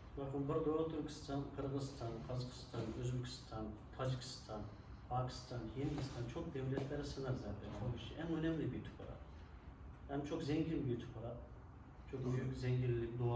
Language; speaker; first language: Turkish; non-native, learner; Uyghur